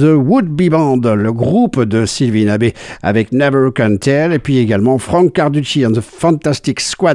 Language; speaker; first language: French; native; French